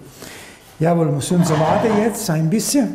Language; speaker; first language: German; non-native, learner; Italian